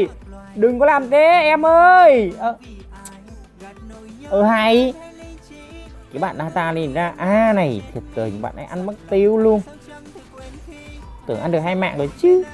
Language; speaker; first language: Vietnamese; native; Vietnamese